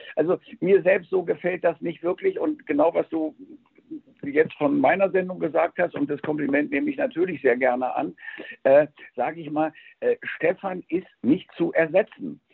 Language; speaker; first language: German; early bilingual, other home language; Spanish